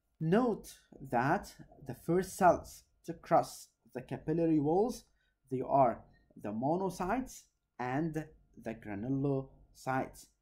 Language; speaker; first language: English; non-native, local second language; Arabic